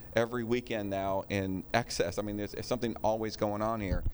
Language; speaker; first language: English; native; English